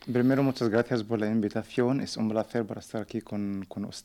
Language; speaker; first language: Spanish; non-native, learner; Arabic